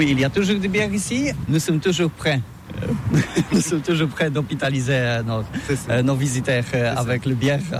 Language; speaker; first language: French; non-native, learner; Polish